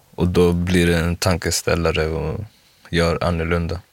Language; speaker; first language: Swedish; early bilingual, other home language; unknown